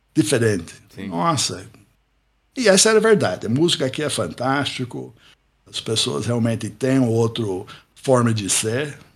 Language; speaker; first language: Portuguese; non-native, fluent; English